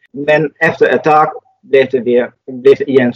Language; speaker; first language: Swedish; non-native, fluent; Dutch